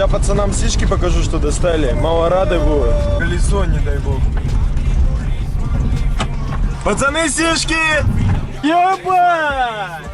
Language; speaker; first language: Russian; native; Russian